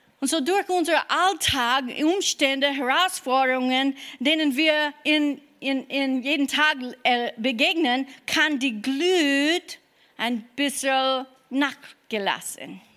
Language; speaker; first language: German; non-native, fluent; English